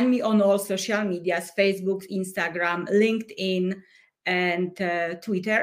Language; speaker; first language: English; non-native, fluent; Polish